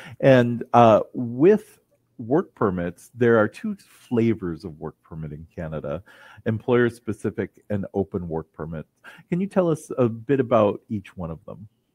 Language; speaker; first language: English; native; English